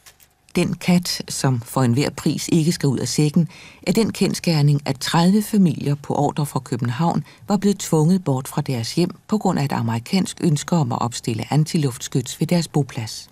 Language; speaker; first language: Danish; native; Danish